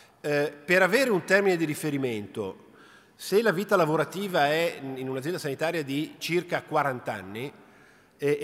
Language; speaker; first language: Italian; native; Italian